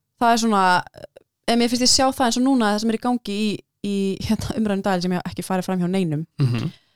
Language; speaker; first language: Icelandic; native; Icelandic